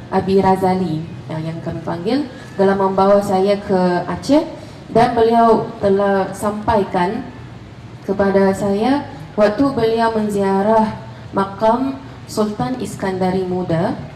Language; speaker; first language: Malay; non-native, fluent; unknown